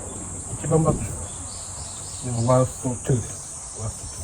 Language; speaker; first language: Japanese; non-native, learner; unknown